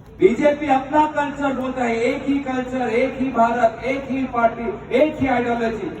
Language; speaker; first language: Hindi; non-native, local second language; Assamese